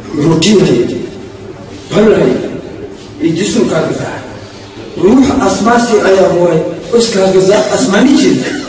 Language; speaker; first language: Urdu; non-native, local second language; Pashto